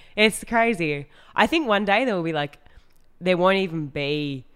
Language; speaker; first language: English; native; English